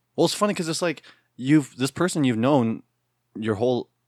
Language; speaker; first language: English; native; English